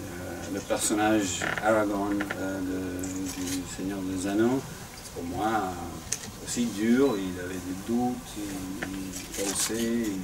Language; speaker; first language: French; non-native, fluent; English